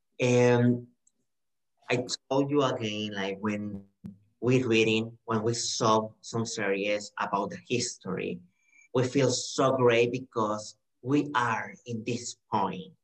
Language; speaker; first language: English; non-native, learner; Spanish